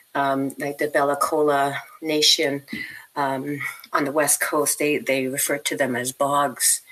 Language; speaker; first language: English; native; English